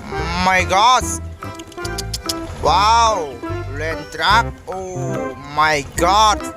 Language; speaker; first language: English; non-native, learner; Khmer